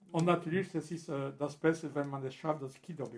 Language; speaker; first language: German; non-native, fluent; French